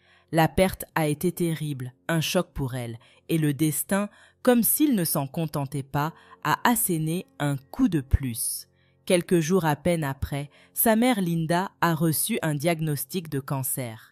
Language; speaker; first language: French; native; French